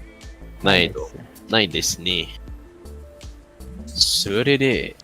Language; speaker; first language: Japanese; non-native, learner; Malay